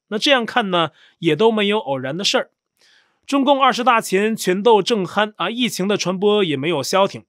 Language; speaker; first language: Chinese; native; Chinese